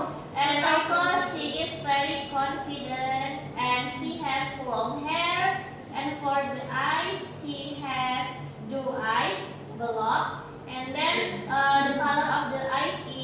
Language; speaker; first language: English; non-native, learner; Indonesian